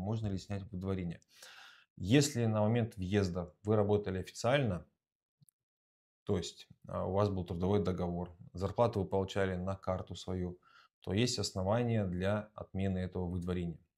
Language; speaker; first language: Russian; native; Russian